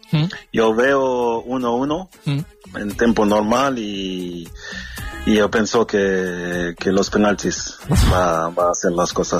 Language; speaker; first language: Spanish; non-native, fluent; French